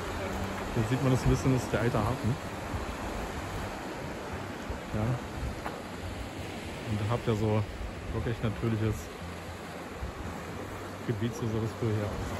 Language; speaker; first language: German; native; German